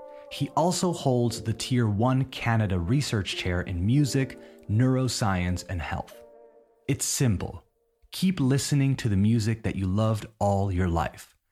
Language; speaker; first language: English; native; English